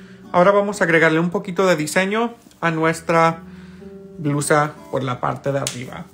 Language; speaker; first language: Spanish; early bilingual, heritage; Spanish